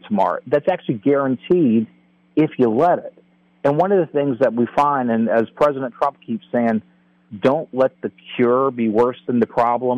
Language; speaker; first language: English; native; English